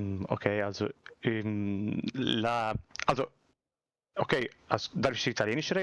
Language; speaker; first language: German; non-native, learner; Italian